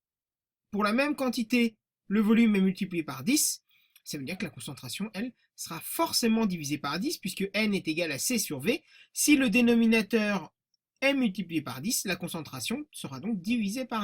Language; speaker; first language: French; native; French